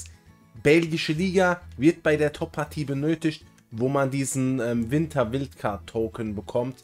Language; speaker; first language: German; native; German